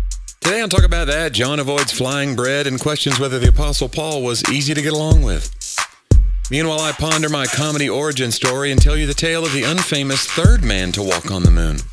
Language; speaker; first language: English; native; English